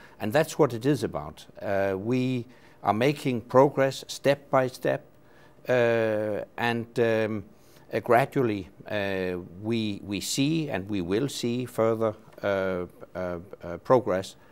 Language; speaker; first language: English; non-native, fluent; Danish